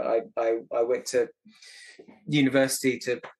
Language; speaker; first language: English; native; English